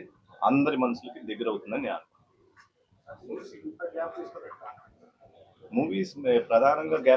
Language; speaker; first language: Telugu; native; Telugu